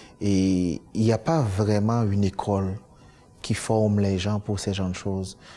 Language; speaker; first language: French; non-native, local second language; Haitian Creole